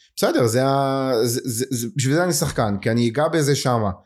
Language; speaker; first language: Hebrew; native; Hebrew